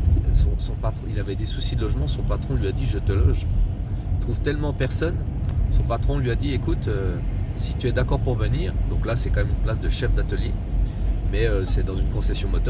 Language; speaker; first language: French; native; French